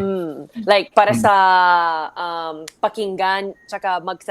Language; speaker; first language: Filipino; early bilingual, heritage; English